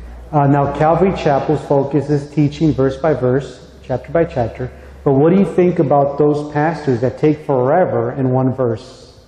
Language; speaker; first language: English; non-native, fluent; Spanish